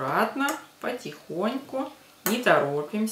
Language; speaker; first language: Russian; native; Russian